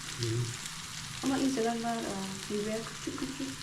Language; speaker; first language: Turkish; non-native, learner; Lao